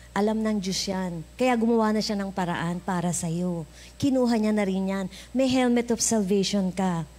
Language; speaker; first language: Filipino; native; Filipino